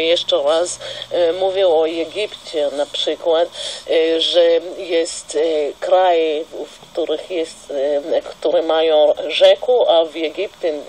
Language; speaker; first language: Polish; non-native, fluent; Russian